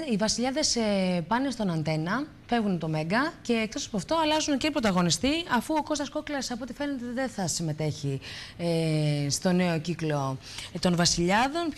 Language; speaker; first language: Greek; native; Greek